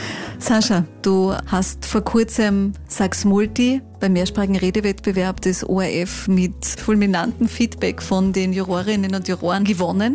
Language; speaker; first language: German; native; German